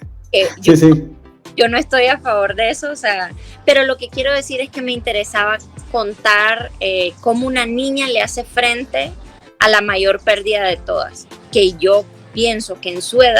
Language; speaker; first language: Spanish; native; Spanish